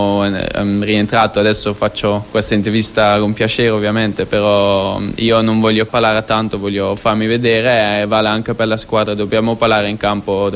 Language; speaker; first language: Italian; non-native, fluent; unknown